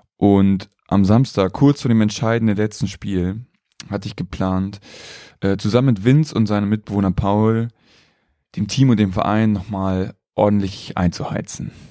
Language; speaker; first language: German; native; German